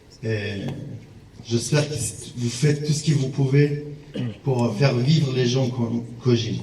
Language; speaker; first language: French; non-native, fluent; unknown